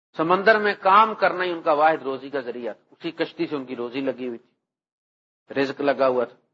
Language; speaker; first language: Urdu; non-native, local second language; Punjabi